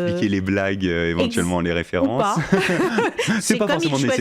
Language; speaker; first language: French; native; French